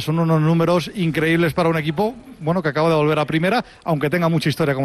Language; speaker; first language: Spanish; native; Spanish